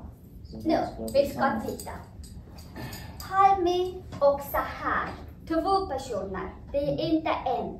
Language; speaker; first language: Swedish; non-native, fluent; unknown